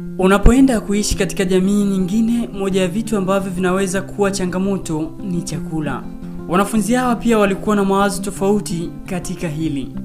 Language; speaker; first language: Swahili; native; Swahili